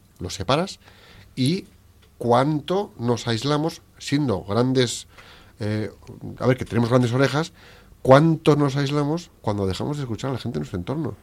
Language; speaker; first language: Spanish; native; Spanish